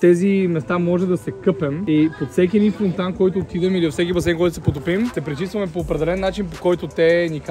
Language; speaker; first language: Bulgarian; native; Bulgarian